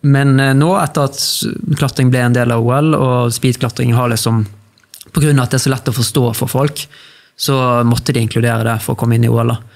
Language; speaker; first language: Norwegian; native; Norwegian